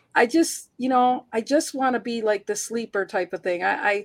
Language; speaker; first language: English; early bilingual, heritage; Spanish